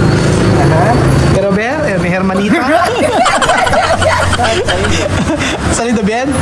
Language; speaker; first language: Spanish; non-native, learner; Filipino